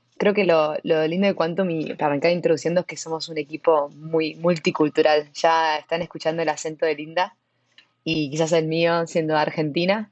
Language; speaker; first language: Spanish; native; Spanish